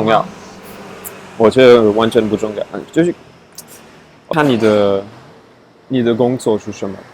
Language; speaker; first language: Chinese; non-native, fluent; French